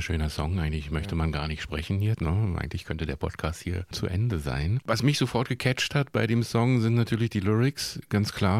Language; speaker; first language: German; native; German